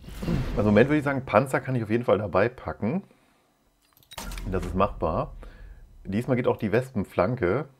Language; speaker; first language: German; native; German